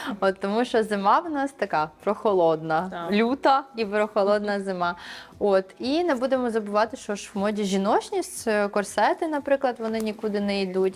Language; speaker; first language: Ukrainian; early bilingual, other home language; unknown